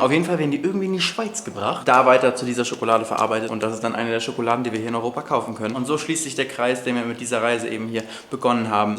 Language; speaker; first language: German; native; German